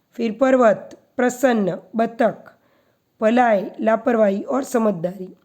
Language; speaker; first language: Hindi; non-native, local second language; Gujarati